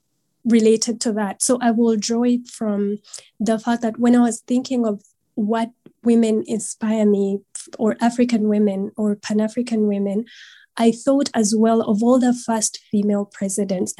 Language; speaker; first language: English; non-native, local second language; Nyankole